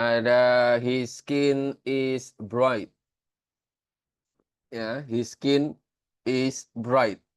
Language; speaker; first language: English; non-native, fluent; Indonesian